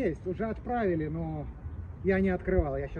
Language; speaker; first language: Russian; native; Russian